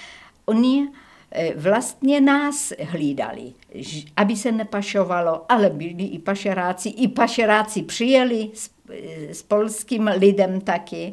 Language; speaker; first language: Czech; early bilingual, heritage; Czech